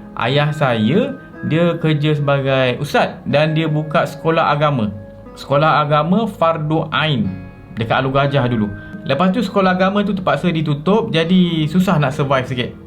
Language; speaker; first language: Malay; native; Malay